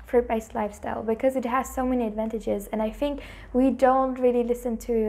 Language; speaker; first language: English; non-native, fluent; German